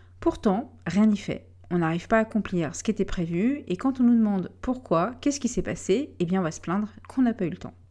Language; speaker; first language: French; native; French